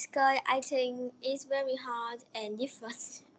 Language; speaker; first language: English; non-native, learner; Vietnamese